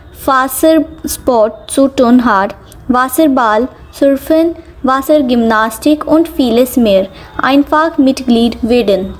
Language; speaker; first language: German; non-native, fluent; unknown